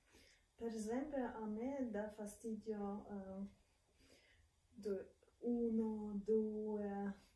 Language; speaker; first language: Italian; non-native, learner; Russian